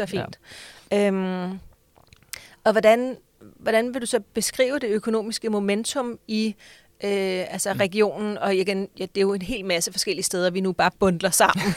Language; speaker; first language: Danish; native; Danish